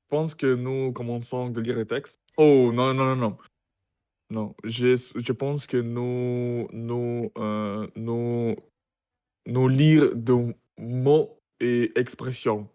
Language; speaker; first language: French; non-native, learner; Russian